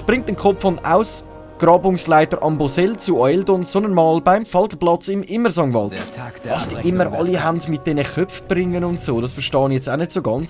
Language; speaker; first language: German; native; German